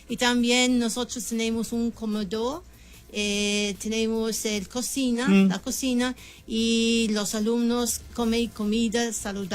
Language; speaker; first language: Spanish; non-native, learner; English